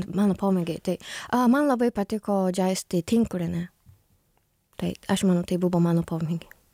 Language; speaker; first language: Lithuanian; non-native, learner; Japanese